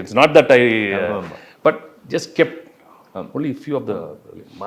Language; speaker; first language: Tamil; non-native, local second language; Telugu